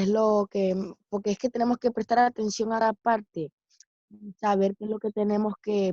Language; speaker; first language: Spanish; native; Spanish